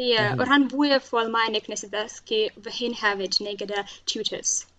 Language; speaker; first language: Welsh; non-native, learner; Russian